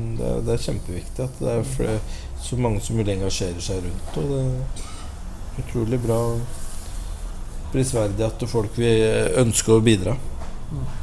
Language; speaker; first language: Norwegian; native; Norwegian